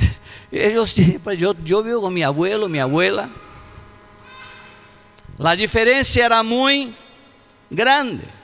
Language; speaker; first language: Spanish; non-native, learner; Portuguese